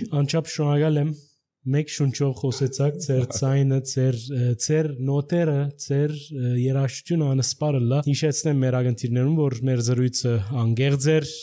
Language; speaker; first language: Armenian; early bilingual, heritage; Armenian